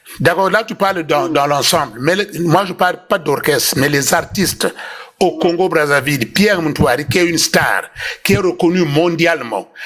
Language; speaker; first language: French; non-native, local second language; Kongo